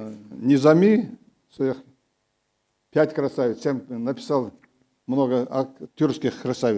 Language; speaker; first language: Russian; non-native, local second language; Kazakh